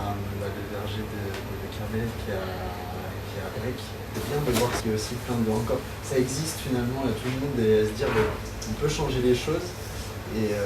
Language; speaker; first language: French; native; French